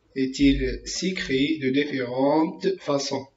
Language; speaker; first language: French; non-native, local second language; Arabic